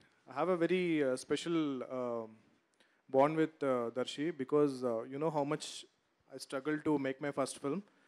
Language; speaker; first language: English; non-native, local second language; Telugu